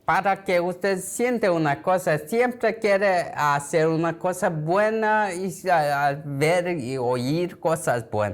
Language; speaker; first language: Spanish; non-native, learner; Korean